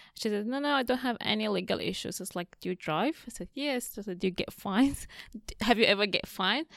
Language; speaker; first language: English; non-native, fluent; Arabic